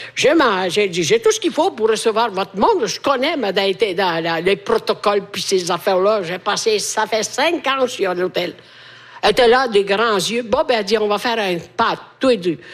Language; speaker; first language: French; non-native, fluent; Italian